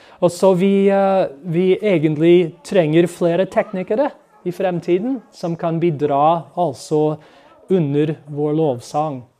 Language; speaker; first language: Norwegian; non-native, fluent; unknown